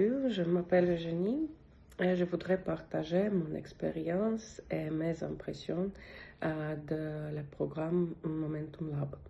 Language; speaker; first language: French; non-native, learner; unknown